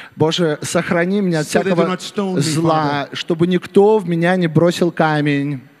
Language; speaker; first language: Russian; native; Russian